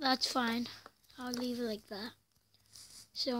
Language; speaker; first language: English; native; English